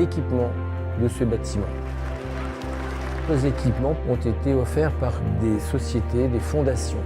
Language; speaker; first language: French; native; French